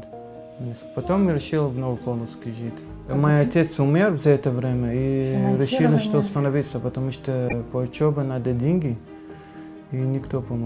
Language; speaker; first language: Russian; non-native, learner; Arabic